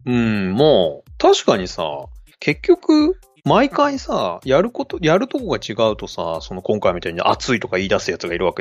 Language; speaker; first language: Japanese; native; Japanese